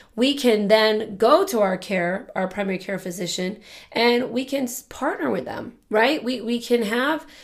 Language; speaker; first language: English; native; English